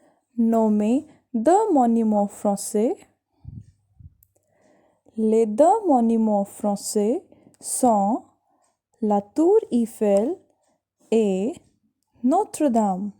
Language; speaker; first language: French; non-native, fluent; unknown